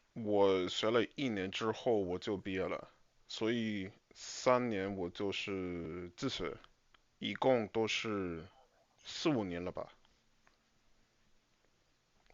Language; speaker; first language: Chinese; non-native, fluent; English